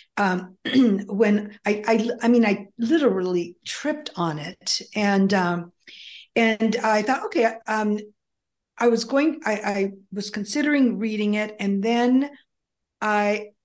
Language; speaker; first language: English; early bilingual, other home language; Greek